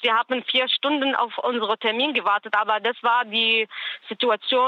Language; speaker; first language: German; non-native, learner; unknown